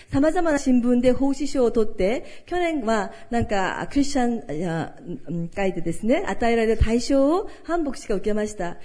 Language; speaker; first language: Japanese; early bilingual, other home language; Korean